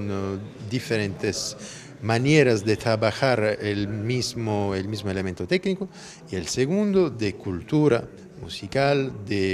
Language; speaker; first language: Spanish; non-native, fluent; Italian